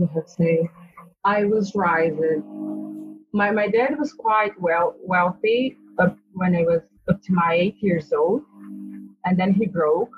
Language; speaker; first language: English; non-native, learner; Portuguese